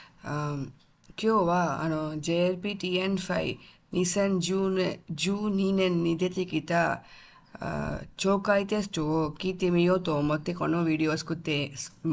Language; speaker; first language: Japanese; non-native, fluent; Tamil